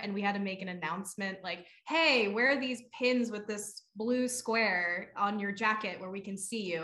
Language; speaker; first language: English; native; English